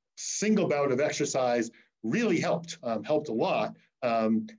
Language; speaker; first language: English; native; English